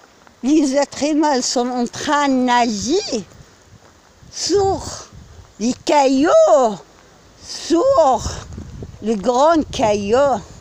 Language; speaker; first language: French; non-native, learner; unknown